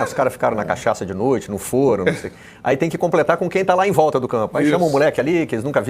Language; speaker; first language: Portuguese; native; Portuguese